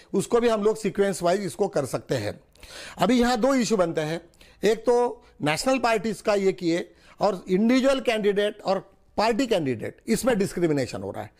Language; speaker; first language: Hindi; non-native, local second language; Marathi